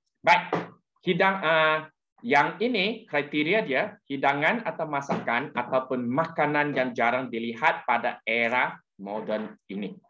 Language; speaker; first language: Malay; non-native, local second language; Chinese